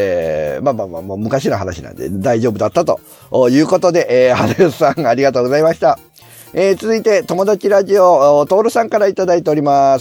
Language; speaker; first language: Japanese; native; Japanese